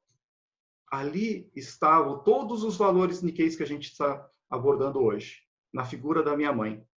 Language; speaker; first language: Portuguese; native; Portuguese